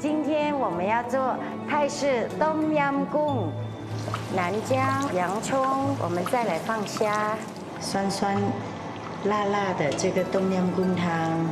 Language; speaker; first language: Chinese; non-native, fluent; Thai